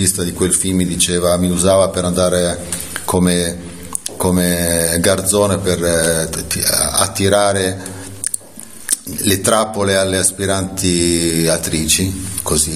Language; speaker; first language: Italian; native; Italian